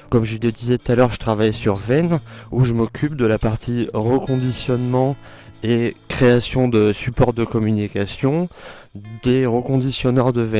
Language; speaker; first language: French; native; French